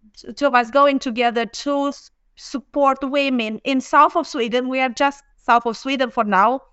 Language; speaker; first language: English; non-native, fluent; Romanian